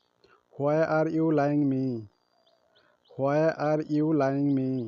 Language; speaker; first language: English; non-native, learner; Odia